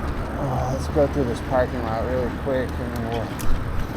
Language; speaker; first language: English; native; English